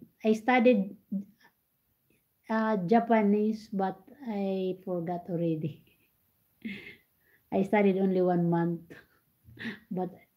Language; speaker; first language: English; non-native, local second language; Cebuano